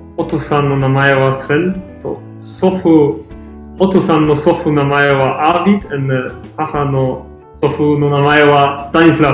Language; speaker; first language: Japanese; non-native, learner; German